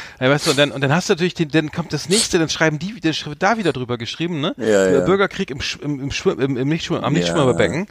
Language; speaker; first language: German; native; German